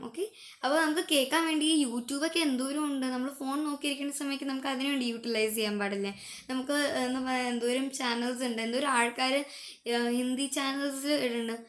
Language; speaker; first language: Malayalam; early bilingual, heritage; Malayalam